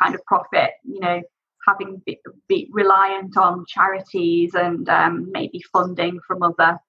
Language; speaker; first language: English; native; English